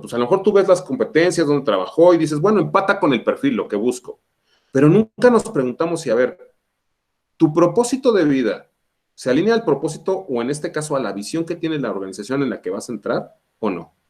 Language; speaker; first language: Spanish; native; Spanish